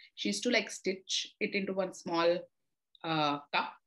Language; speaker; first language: English; non-native, local second language; Telugu